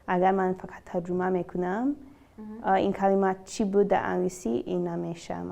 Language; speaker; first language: Persian; early bilingual, other home language; English